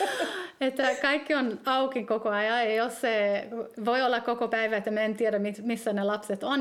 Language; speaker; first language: Finnish; early bilingual, heritage; Hebrew